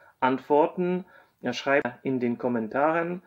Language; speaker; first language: German; non-native, fluent; Polish